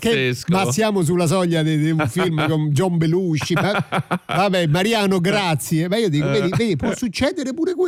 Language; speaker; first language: Italian; native; Italian